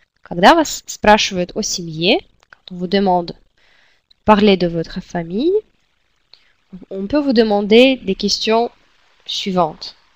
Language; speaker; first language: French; non-native, fluent; Russian